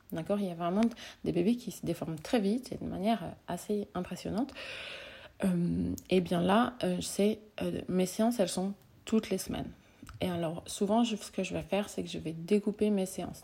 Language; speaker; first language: French; native; French